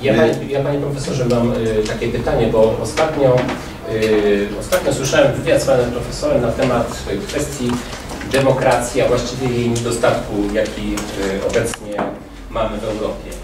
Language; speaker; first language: Polish; native; Polish